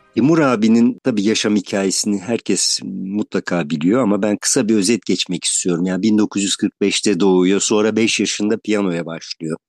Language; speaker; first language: Turkish; native; Turkish